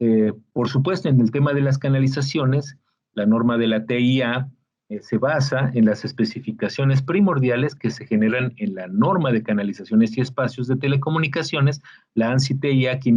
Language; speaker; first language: Spanish; native; Spanish